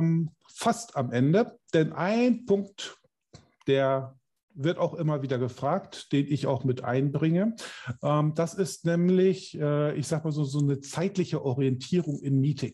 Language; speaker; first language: German; native; German